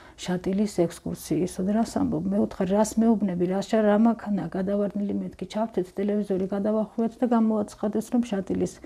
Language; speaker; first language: Georgian; native; Georgian